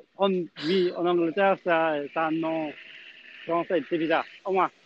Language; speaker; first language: French; non-native, learner; English